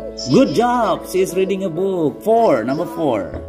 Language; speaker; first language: English; non-native, fluent; Indonesian